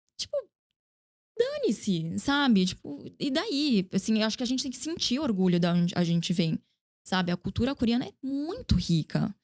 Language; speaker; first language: Portuguese; early bilingual, other home language; Korean